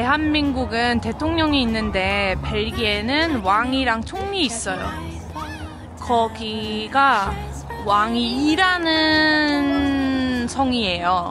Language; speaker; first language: Korean; non-native, fluent; French